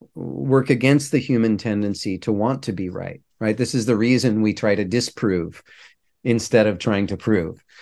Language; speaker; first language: English; native; English